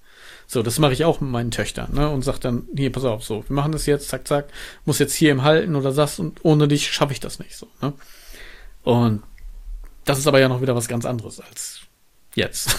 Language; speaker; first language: German; native; German